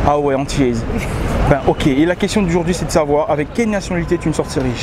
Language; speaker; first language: French; native; French